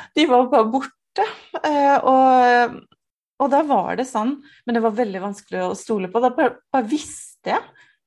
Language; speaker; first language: Norwegian; native; Norwegian